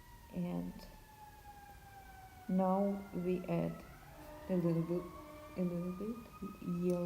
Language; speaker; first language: English; non-native, learner; Russian